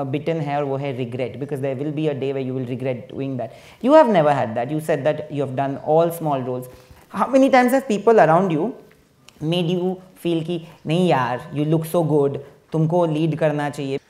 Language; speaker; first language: Hindi; non-native, local second language; Bangla